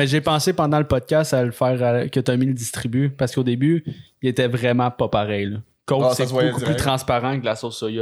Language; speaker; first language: French; native; French